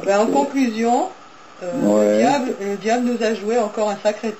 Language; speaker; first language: French; native; French